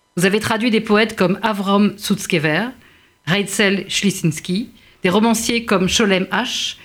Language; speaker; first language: French; native; French